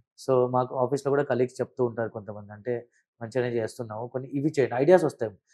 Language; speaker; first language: Telugu; early bilingual, heritage; Telugu